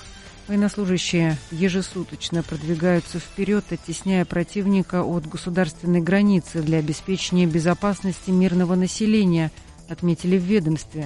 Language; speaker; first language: Russian; native; Russian